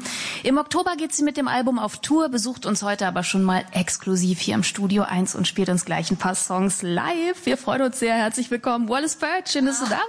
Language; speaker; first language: German; native; German